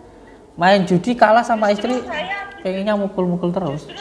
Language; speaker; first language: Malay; non-native, local second language; Javanese